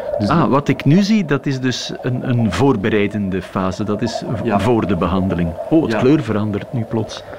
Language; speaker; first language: Dutch; native; Dutch